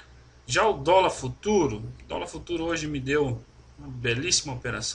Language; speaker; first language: Portuguese; native; Portuguese